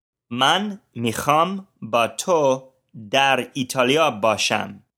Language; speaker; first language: Persian; non-native, learner; English